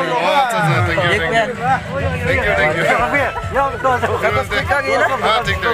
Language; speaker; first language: Hindi; non-native, local second language; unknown